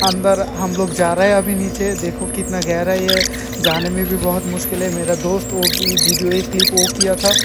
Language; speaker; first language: Hindi; non-native, learner; Bangla